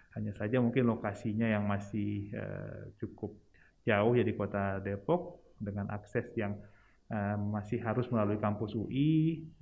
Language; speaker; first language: Indonesian; native; Indonesian